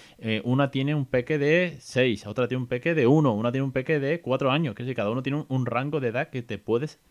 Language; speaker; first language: Spanish; native; Spanish